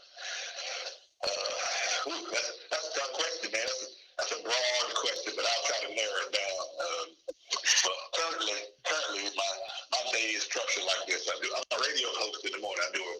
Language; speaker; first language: English; native; English